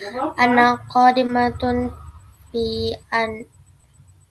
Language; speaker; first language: Arabic; non-native, learner; Indonesian